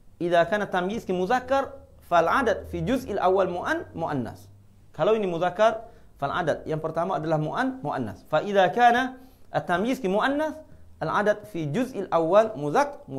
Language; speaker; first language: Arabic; non-native, fluent; Malay